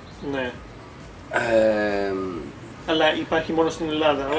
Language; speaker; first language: Greek; non-native, fluent; Italian